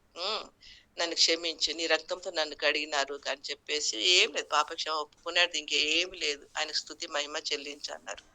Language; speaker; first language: Telugu; non-native, local second language; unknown